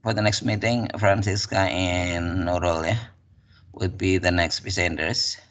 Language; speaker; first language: English; non-native, fluent; Indonesian